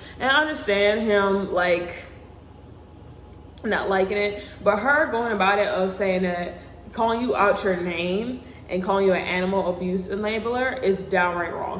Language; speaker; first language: English; native; English